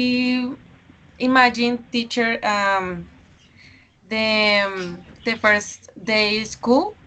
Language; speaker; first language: English; non-native, learner; Spanish